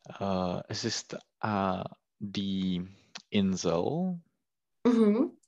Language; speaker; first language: German; non-native, learner; Czech